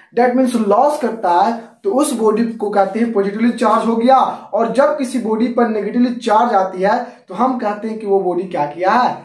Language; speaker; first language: Hindi; native; Hindi